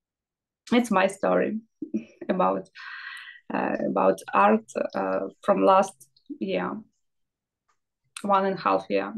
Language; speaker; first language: English; non-native, learner; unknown